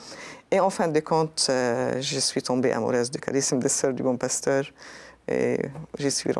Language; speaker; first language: French; non-native, local second language; Arabic